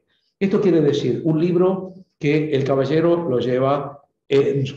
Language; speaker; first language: Spanish; native; Spanish